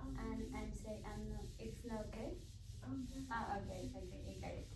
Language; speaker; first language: English; non-native, learner; Spanish